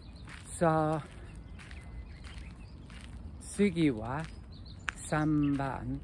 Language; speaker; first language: Japanese; non-native, learner; English